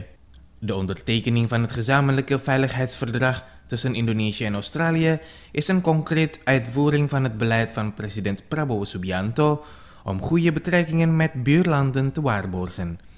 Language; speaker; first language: Dutch; non-native, fluent; Indonesian